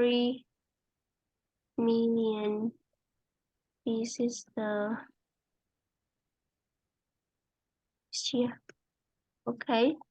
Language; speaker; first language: English; non-native, fluent; Vietnamese